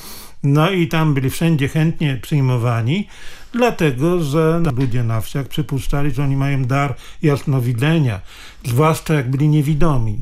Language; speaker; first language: Polish; native; Polish